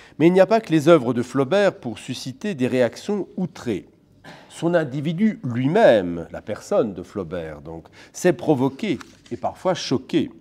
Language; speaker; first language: French; native; French